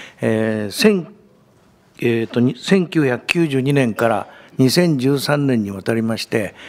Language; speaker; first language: Japanese; native; Japanese